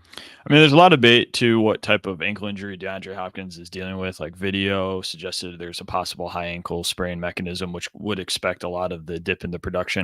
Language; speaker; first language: English; native; English